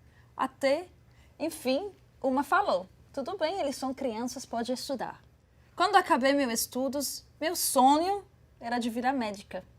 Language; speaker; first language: Portuguese; non-native, fluent; Arabic